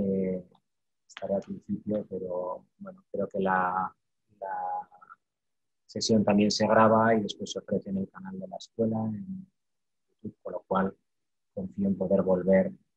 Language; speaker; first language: Spanish; native; Spanish